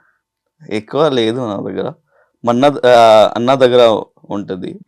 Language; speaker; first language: Telugu; non-native, learner; Hindi